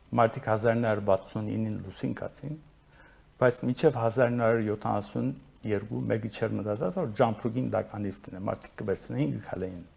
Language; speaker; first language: Armenian; early bilingual, heritage; Armenian